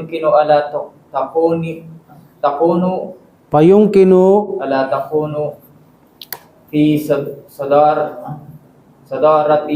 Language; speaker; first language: Arabic; non-native, learner; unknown